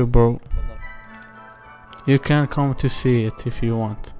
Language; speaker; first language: English; non-native, learner; Arabic